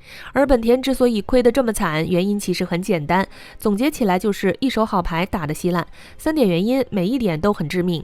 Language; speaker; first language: Chinese; native; Chinese